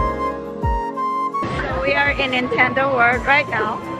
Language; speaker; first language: English; non-native, fluent; Indonesian